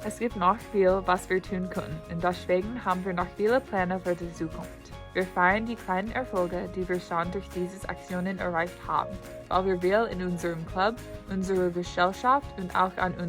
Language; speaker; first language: German; non-native, learner; English